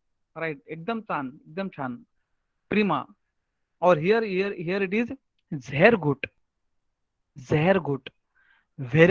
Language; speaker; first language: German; non-native, learner; Marathi